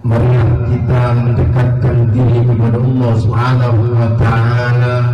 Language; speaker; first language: Indonesian; native; Indonesian